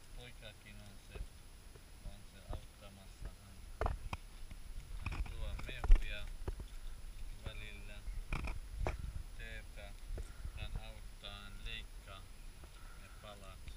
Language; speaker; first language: Finnish; non-native, fluent; Central Kurdish